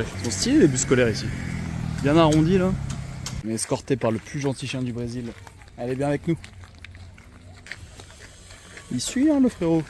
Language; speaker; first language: French; native; French